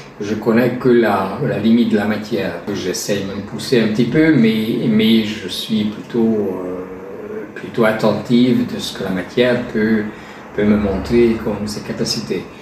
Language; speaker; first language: French; non-native, fluent; Hungarian